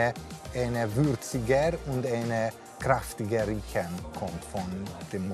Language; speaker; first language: German; non-native, learner; Hungarian